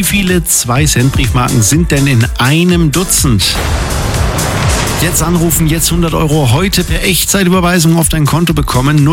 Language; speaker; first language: German; native; German